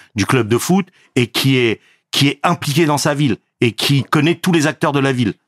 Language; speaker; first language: French; native; French